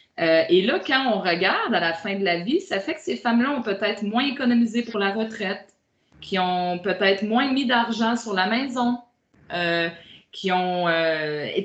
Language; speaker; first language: French; native; French